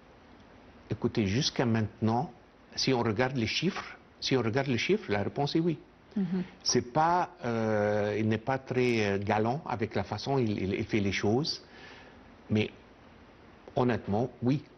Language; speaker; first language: French; non-native, fluent; Arabic